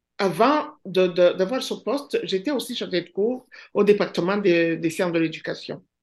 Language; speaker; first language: French; non-native, local second language; Kinyarwanda